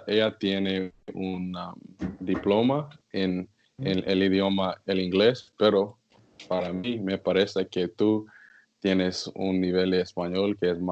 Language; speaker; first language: Spanish; non-native, learner; English